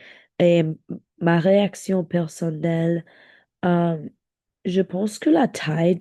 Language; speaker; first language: French; non-native, learner; English